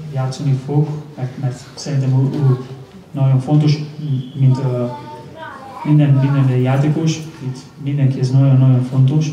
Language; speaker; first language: Hungarian; non-native, learner; Spanish